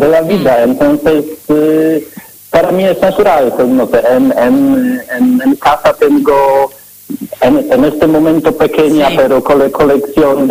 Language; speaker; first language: Spanish; non-native, learner; Polish